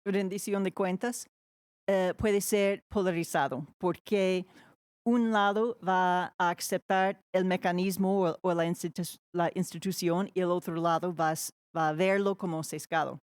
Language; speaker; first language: Spanish; non-native, fluent; English